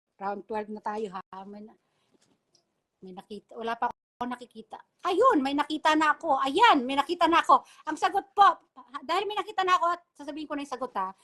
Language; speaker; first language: Filipino; non-native, local second language; Bikol